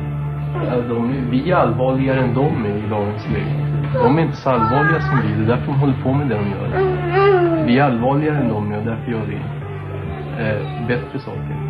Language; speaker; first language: Swedish; native; Swedish